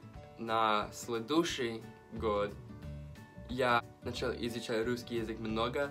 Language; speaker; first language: Russian; non-native, learner; English